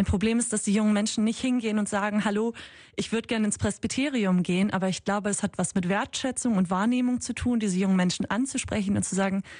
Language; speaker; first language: German; native; German